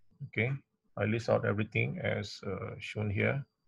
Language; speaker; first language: English; non-native, local second language; Malay